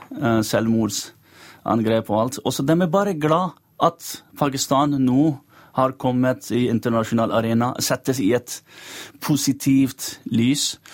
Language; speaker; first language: Norwegian; non-native, fluent; Urdu